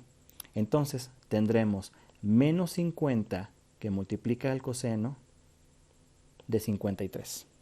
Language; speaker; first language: Spanish; native; Spanish